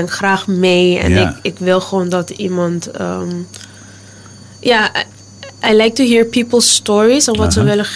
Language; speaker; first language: Dutch; non-native, local second language; Papiamento